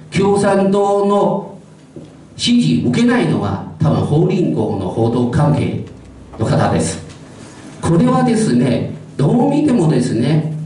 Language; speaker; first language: Japanese; non-native, fluent; Chinese